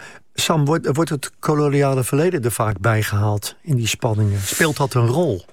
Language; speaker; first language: Dutch; native; Dutch